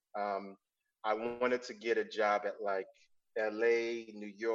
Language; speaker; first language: English; non-native, local second language; Igbo